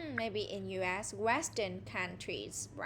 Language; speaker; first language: English; non-native, fluent; Vietnamese